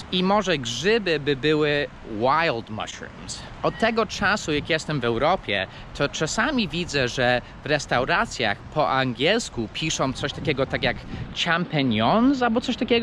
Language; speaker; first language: Polish; early bilingual, heritage; Polish